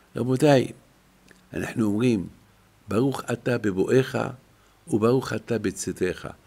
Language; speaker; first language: Hebrew; non-native, fluent; French